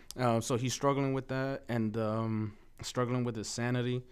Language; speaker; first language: English; early bilingual, other home language; Spanish